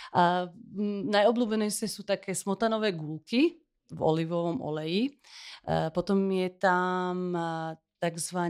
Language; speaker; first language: Slovak; early bilingual, heritage; Slovak